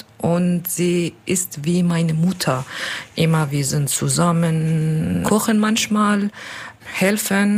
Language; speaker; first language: German; non-native, learner; Arabic